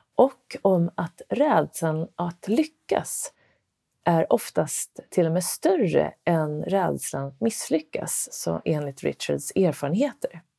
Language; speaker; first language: Swedish; native; Swedish